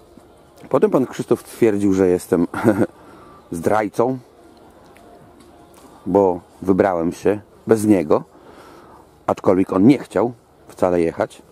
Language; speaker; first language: Polish; native; Polish